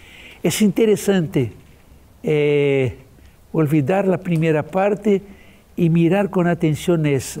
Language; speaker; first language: Spanish; non-native, fluent; Portuguese